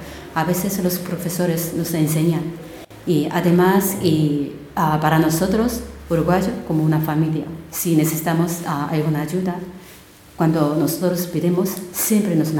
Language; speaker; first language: Spanish; non-native, learner; Korean